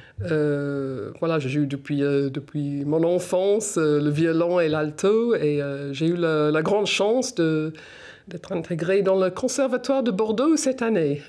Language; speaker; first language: French; non-native, fluent; English